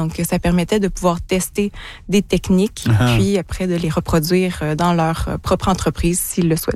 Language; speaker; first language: French; native; French